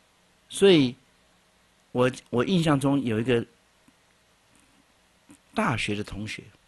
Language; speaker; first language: Chinese; native; Chinese